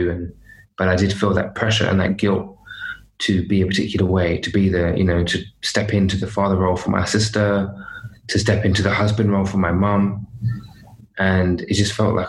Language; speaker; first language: English; native; English